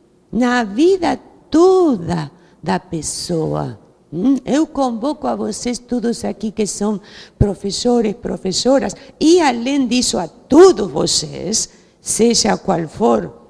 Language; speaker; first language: Portuguese; non-native, fluent; Spanish